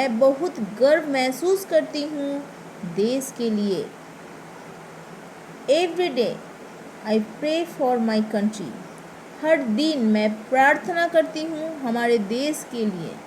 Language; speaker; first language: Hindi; non-native, local second language; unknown